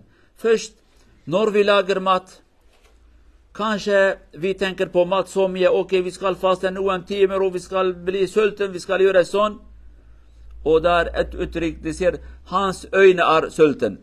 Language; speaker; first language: Norwegian; non-native, learner; Kurdish